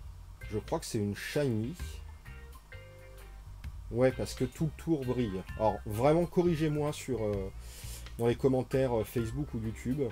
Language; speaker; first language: French; native; French